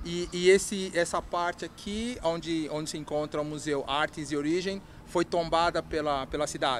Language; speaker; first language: Portuguese; native; Portuguese